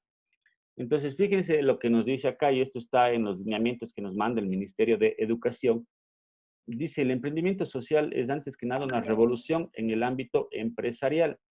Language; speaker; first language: Spanish; native; Spanish